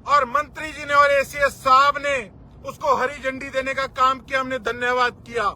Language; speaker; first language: Hindi; non-native, local second language; Punjabi